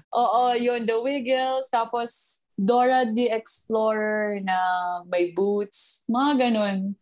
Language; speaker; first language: Filipino; early bilingual, heritage; Filipino